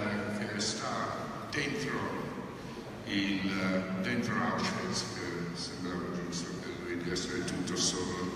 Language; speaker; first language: Italian; non-native, fluent; English